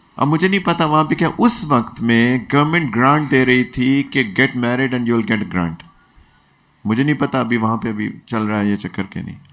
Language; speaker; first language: Urdu; native; Urdu